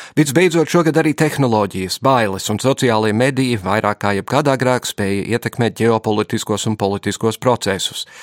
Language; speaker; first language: Latvian; early bilingual, heritage; English